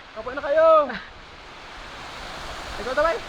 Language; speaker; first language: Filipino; non-native, local second language; Cebuano